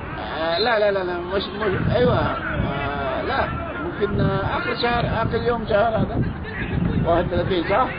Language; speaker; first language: Arabic; non-native, learner; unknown